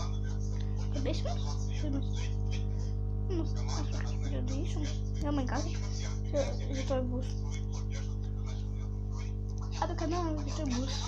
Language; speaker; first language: Russian; non-native, learner; Lithuanian